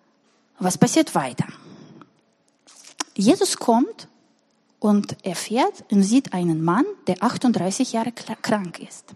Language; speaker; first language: German; non-native, fluent; Russian